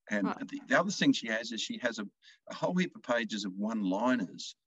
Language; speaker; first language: English; native; English